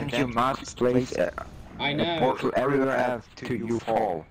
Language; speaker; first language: English; non-native, learner; German